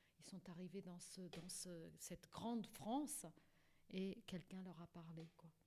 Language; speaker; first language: French; non-native, fluent; Portuguese